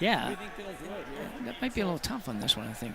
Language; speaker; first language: English; native; English